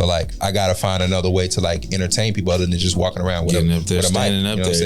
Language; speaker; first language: English; native; English